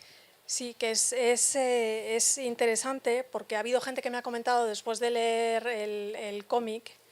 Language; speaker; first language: Spanish; native; Spanish